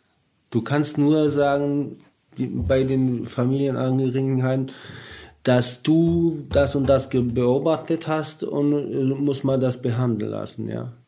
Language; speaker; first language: German; non-native, learner; Polish